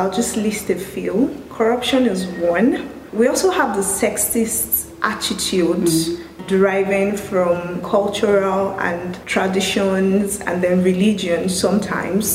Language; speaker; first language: English; non-native, local second language; Yoruba